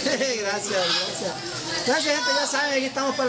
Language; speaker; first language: Spanish; native; Spanish